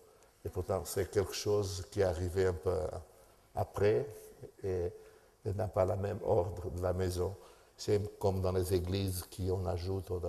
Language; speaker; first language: French; non-native, fluent; Portuguese